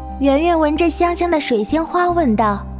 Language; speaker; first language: Chinese; native; Chinese